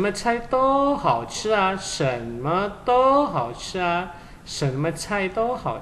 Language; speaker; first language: Chinese; non-native, fluent; Indonesian